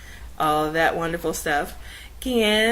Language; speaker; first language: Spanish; non-native, learner; English